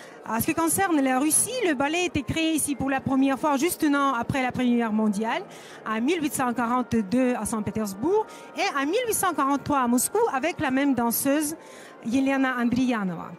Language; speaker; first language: French; non-native, fluent; Russian